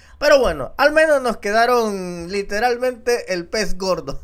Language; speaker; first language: Spanish; native; Spanish